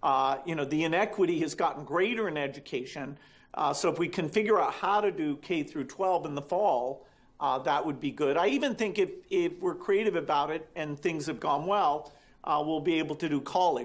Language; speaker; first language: English; native; English